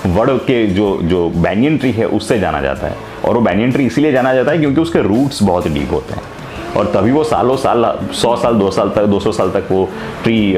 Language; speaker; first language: Hindi; non-native, local second language; Gujarati